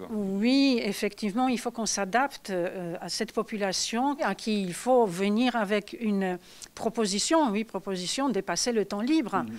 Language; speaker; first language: French; non-native, fluent; Polish